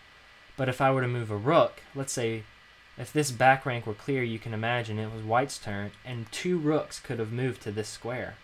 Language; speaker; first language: English; native; English